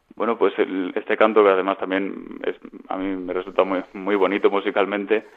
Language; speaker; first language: Spanish; native; Spanish